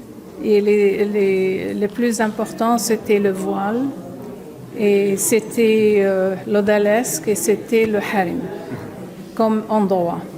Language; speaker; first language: French; non-native, local second language; Arabic